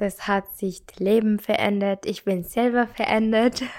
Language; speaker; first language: German; non-native, learner; Arabic